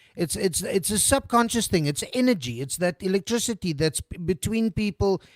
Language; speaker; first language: English; non-native, local second language; Afrikaans